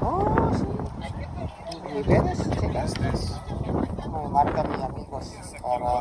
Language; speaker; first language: Spanish; non-native, learner; Filipino